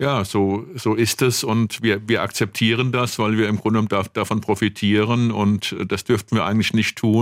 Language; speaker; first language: German; native; German